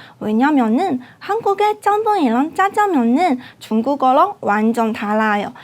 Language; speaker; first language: Korean; non-native, fluent; Chinese